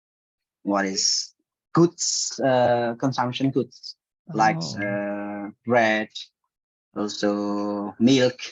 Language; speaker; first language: English; non-native, learner; Indonesian